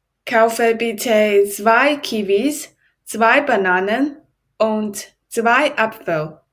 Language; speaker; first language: German; non-native, learner; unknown